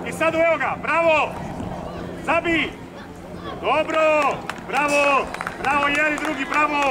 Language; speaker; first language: Croatian; native; Croatian